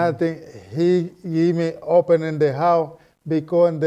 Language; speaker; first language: English; non-native, learner; Spanish